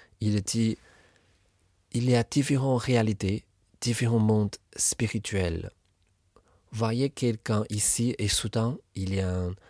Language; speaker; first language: French; non-native, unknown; Chinese